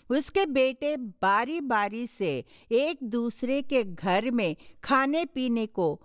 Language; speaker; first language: Hindi; non-native, local second language; Tamil